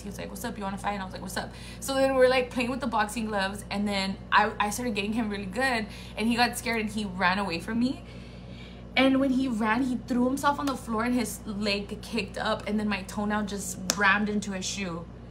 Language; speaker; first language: English; early bilingual, other home language; Spanish